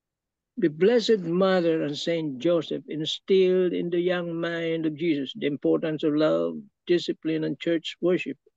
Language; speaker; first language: English; non-native, local second language; Filipino